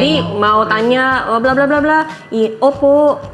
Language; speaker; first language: Indonesian; non-native, learner; Filipino